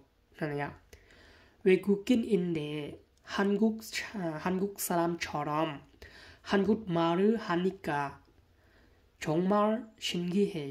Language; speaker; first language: Korean; non-native, learner; Hmong